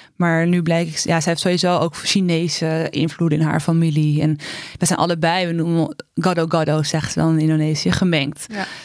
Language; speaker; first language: Dutch; native; Dutch